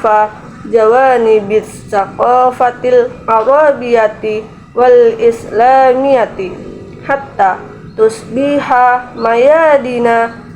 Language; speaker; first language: Arabic; non-native, learner; Indonesian